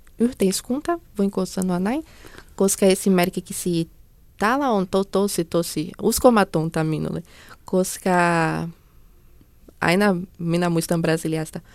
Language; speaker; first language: Finnish; non-native, learner; Portuguese